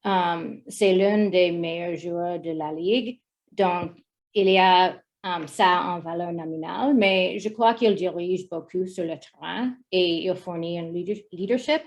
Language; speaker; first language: French; non-native, learner; English